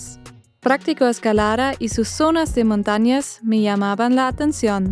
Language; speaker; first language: Spanish; non-native, fluent; German